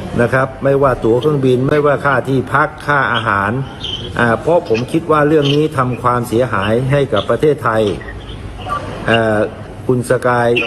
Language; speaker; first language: Thai; native; Thai